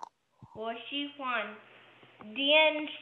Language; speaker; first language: Chinese; non-native, learner; English